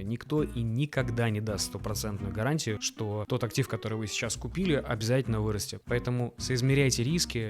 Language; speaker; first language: Russian; native; Russian